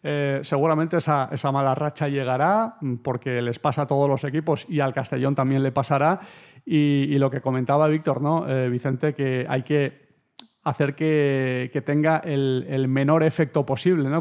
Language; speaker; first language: Spanish; native; Spanish